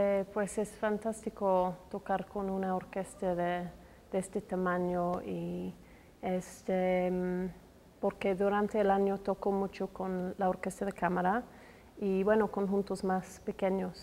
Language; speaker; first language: Spanish; non-native, fluent; English